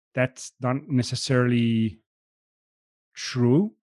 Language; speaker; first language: English; non-native, fluent; Italian